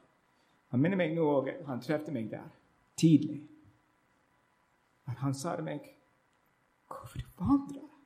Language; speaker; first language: Norwegian; non-native, learner; English